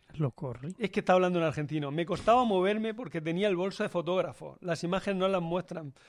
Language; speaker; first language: Spanish; native; Spanish